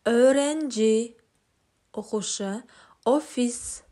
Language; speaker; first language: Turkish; non-native, fluent; Kazakh